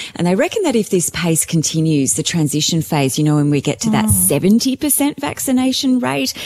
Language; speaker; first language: English; native; English